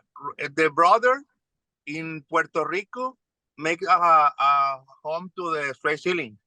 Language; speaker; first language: English; non-native, learner; Spanish